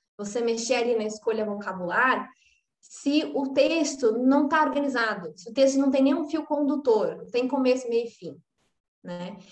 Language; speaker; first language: Portuguese; native; Portuguese